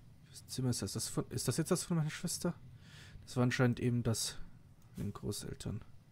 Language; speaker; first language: German; native; German